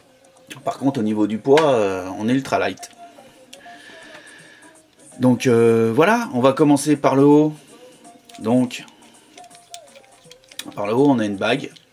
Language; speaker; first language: French; native; French